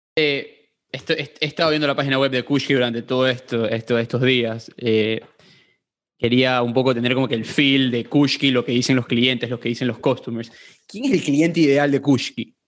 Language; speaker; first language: Spanish; native; Spanish